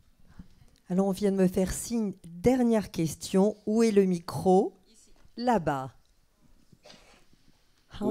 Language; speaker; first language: French; native; French